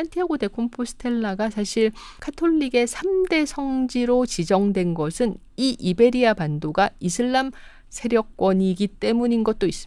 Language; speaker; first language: Korean; native; Korean